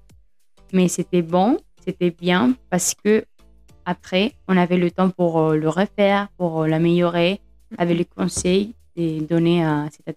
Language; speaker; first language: French; non-native, fluent; Spanish